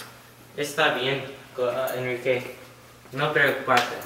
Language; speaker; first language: Spanish; non-native, learner; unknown